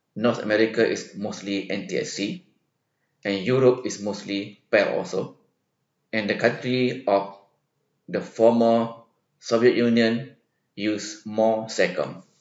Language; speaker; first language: English; non-native, local second language; Malay